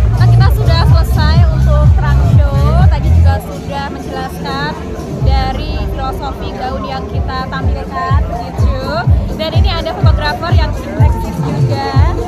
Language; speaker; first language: Indonesian; native; Indonesian